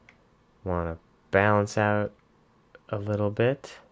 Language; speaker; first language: English; native; English